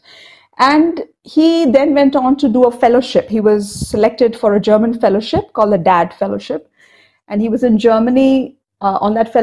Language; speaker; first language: English; non-native, local second language; Odia